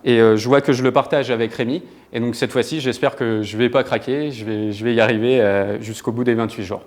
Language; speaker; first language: French; native; French